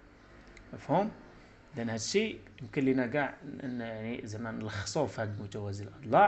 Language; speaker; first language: Arabic; native; Arabic